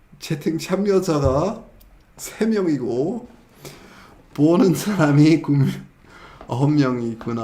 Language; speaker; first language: Korean; non-native, fluent; English